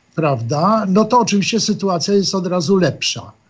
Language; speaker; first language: Polish; native; Polish